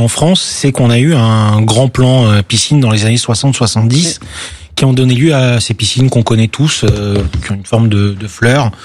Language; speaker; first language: French; native; French